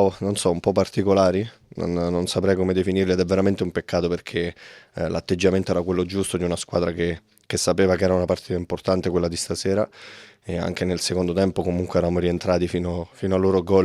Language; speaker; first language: Italian; native; Italian